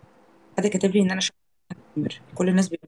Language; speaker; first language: Arabic; native; Arabic